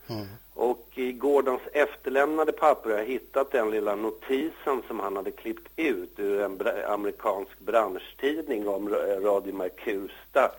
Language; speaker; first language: Swedish; native; Swedish